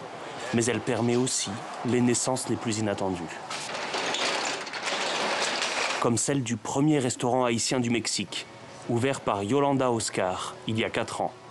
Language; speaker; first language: French; native; French